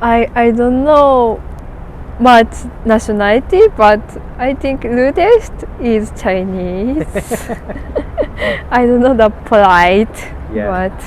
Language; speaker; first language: English; non-native, learner; Japanese